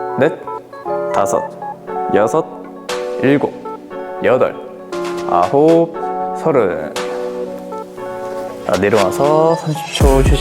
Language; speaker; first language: Korean; native; Korean